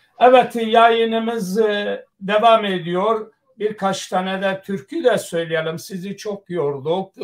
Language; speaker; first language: Turkish; non-native, local second language; Zaza